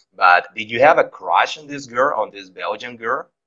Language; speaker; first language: English; non-native, fluent; Spanish